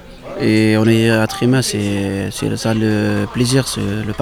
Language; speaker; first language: French; non-native, learner; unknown